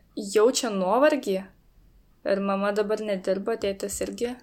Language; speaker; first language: Lithuanian; native; Lithuanian